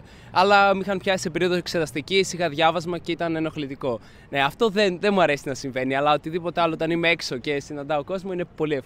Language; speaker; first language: Greek; native; Greek